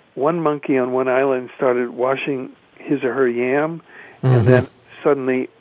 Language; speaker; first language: English; early bilingual, other home language; Spanish